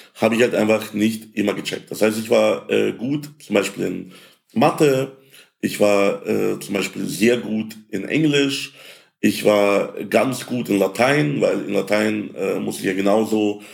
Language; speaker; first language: German; early bilingual, other home language; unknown